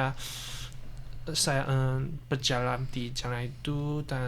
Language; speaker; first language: Indonesian; non-native, learner; Chinese